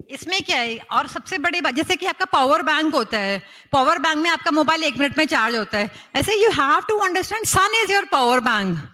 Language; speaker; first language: Hindi; native; Hindi